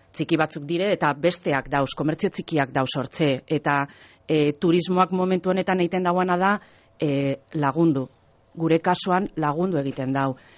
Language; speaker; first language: Basque; native; Basque